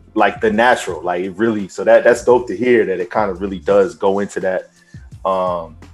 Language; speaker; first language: English; native; English